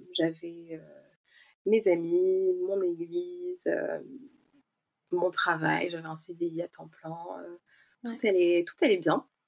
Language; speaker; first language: French; native; French